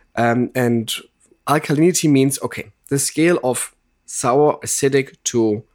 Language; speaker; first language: English; non-native, fluent; German